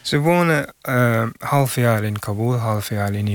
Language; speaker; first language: Dutch; non-native, fluent; Persian